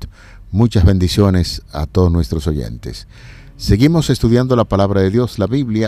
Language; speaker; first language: Spanish; native; Spanish